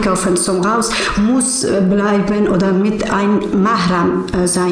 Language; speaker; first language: German; non-native, learner; Persian